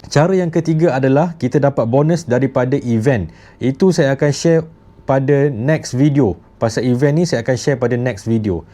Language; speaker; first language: Malay; native; Malay